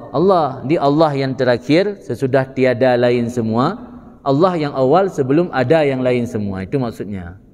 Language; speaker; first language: Malay; non-native, local second language; Achinese